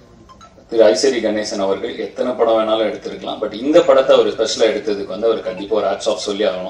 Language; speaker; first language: Tamil; native; Tamil